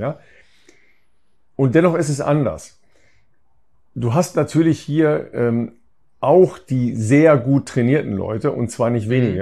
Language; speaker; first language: German; native; German